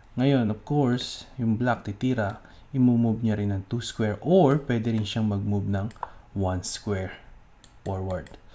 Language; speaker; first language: Filipino; native; Filipino